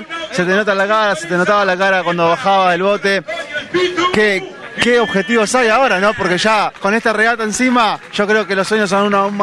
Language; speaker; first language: Spanish; native; Spanish